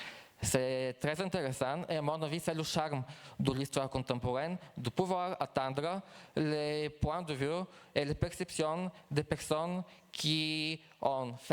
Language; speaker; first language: French; non-native, fluent; Bulgarian